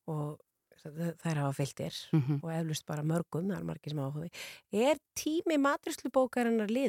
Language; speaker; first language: Icelandic; native; Icelandic